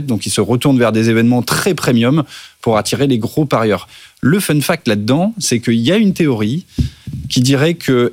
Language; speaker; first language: French; native; French